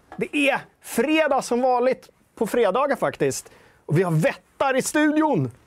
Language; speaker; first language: Swedish; native; Swedish